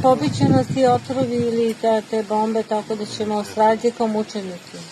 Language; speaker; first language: Bosnian; native; Bosnian